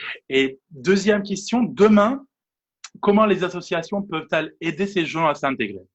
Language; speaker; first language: French; non-native, fluent; Turkish